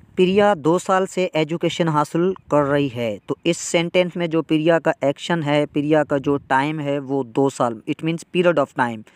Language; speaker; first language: Urdu; non-native, local second language; Sindhi